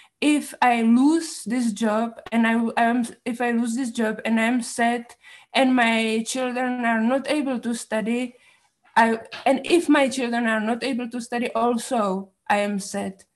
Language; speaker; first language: English; non-native, fluent; Czech